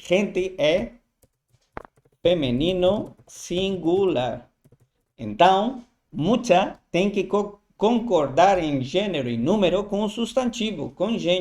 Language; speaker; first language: Portuguese; non-native, fluent; Spanish